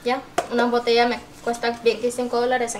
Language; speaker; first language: Spanish; early bilingual, heritage; Spanish